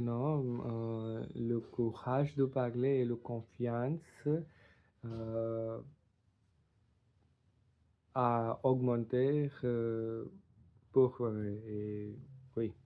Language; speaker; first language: French; non-native, learner; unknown